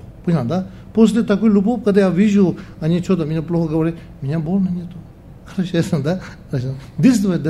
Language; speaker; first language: Russian; non-native, learner; Tibetan